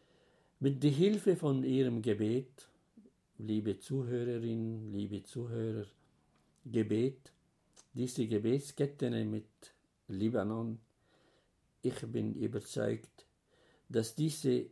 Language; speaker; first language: German; non-native, fluent; Arabic